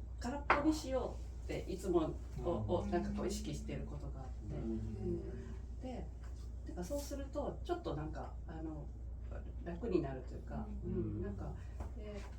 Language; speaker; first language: Japanese; native; Japanese